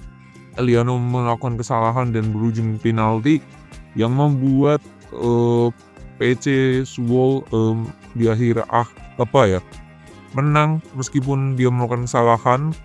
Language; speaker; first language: Indonesian; native; Indonesian